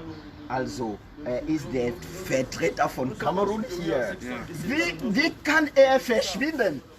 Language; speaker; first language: German; non-native, learner; French